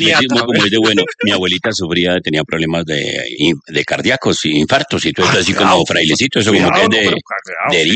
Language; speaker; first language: Spanish; native; Spanish